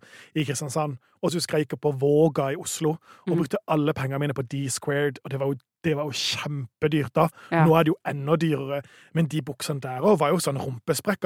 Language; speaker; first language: Norwegian; native; Norwegian